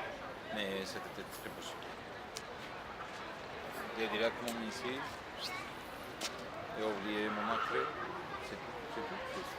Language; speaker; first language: French; non-native, learner; Spanish